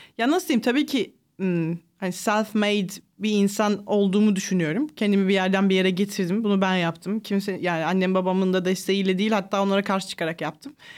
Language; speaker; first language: Turkish; native; Turkish